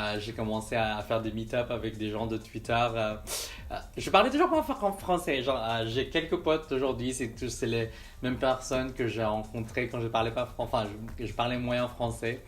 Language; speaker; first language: French; non-native, fluent; Filipino